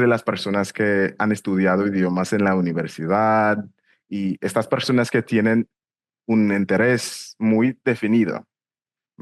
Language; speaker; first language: Spanish; non-native, fluent; English